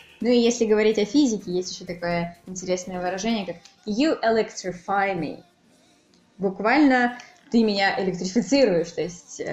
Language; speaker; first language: Russian; native; Russian